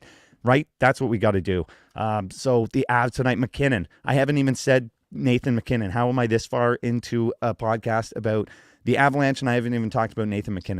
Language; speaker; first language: English; native; English